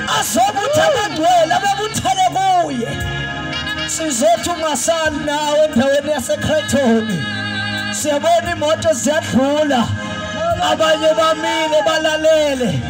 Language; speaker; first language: Zulu; native; Zulu